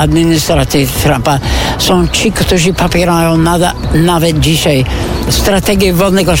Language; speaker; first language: Polish; non-native, fluent; English